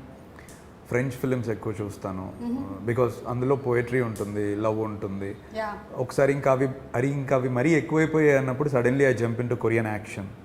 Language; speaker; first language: Telugu; native; Telugu